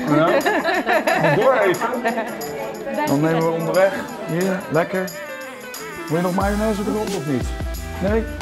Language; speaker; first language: Dutch; native; Dutch